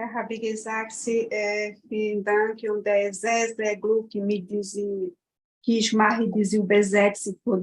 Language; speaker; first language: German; non-native, learner; Portuguese